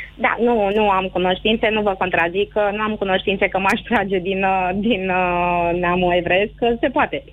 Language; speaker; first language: Romanian; native; Romanian